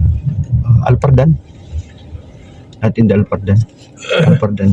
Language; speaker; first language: English; non-native, learner; Filipino